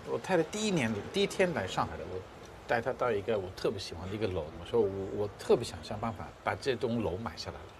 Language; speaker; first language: Chinese; non-native, fluent; English